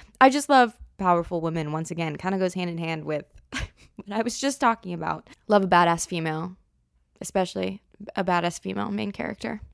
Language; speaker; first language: English; native; English